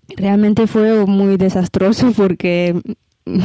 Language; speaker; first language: Spanish; early bilingual, other home language; Amharic